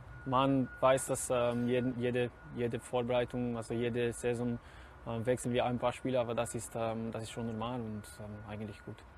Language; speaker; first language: German; non-native, learner; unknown